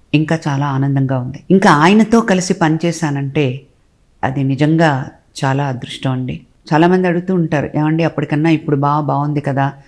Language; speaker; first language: Telugu; native; Telugu